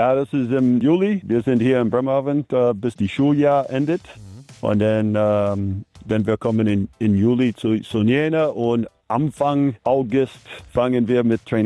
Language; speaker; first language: German; non-native, fluent; English